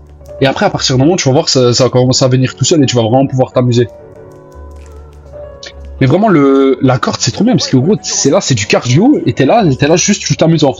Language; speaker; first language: French; native; French